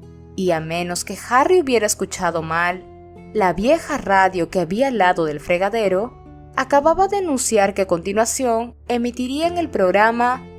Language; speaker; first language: Spanish; native; Spanish